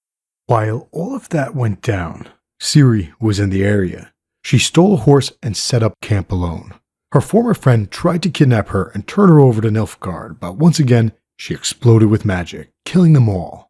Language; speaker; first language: English; native; English